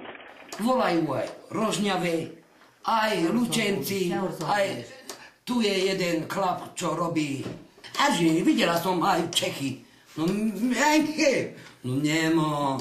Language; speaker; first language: Slovak; non-native, local second language; Hungarian